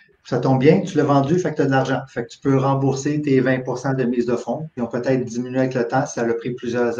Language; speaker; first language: French; native; French